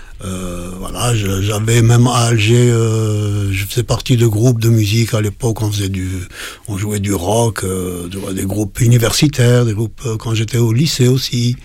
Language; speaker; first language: French; non-native, local second language; Kabyle